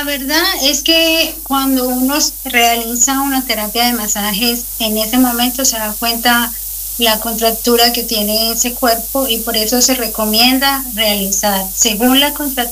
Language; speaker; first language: Spanish; native; Spanish